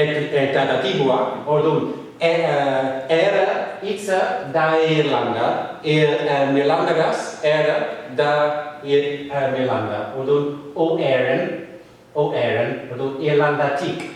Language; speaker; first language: Basque; non-native, fluent; English